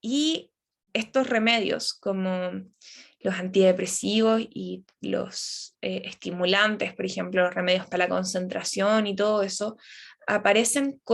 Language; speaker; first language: Spanish; native; Spanish